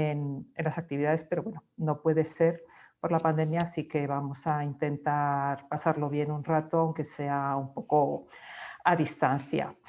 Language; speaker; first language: Spanish; native; Spanish